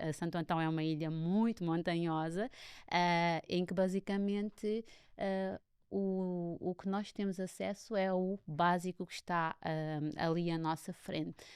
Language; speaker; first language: Portuguese; non-native, local second language; Kabuverdianu